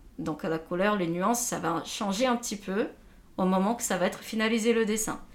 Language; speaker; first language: French; non-native, fluent; Portuguese